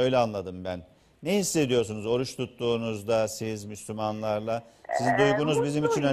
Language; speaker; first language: Turkish; native; Turkish